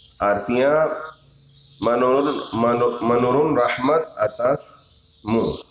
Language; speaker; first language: Indonesian; non-native, learner; Urdu